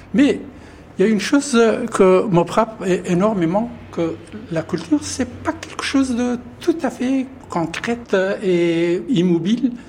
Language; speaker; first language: French; non-native, fluent; Pashto